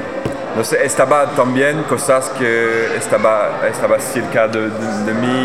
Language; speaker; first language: Spanish; non-native, learner; French